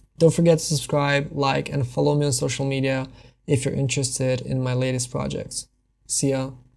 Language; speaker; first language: English; non-native, fluent; Hungarian